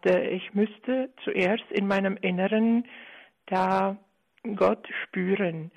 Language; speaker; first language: German; non-native, fluent; Czech